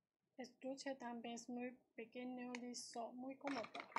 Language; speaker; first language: Spanish; non-native, learner; Chinese